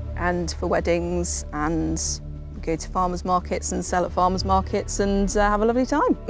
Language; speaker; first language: English; native; English